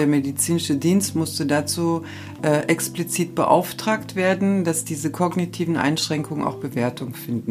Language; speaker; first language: German; native; German